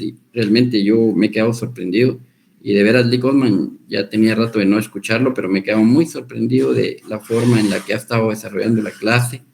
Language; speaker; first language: Spanish; native; Spanish